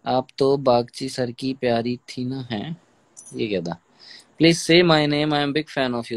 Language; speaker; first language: Hindi; native; Hindi